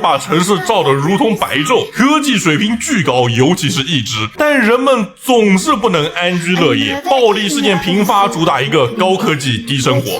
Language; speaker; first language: Chinese; native; Chinese